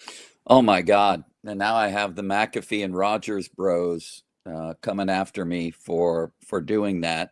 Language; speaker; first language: English; native; English